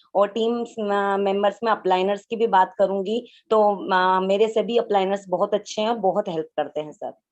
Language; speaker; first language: Hindi; native; Hindi